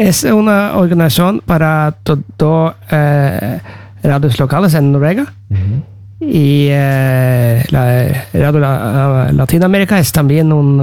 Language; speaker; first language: Spanish; non-native, learner; Norwegian